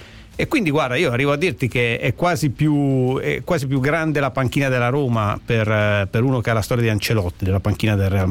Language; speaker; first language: Italian; native; Italian